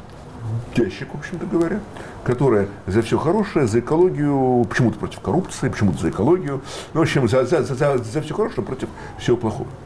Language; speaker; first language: Russian; native; Russian